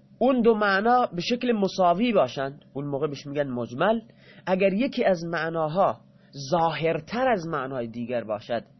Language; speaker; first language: Persian; non-native, local second language; Baluchi